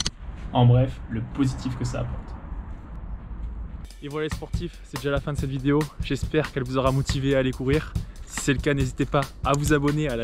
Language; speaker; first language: French; native; French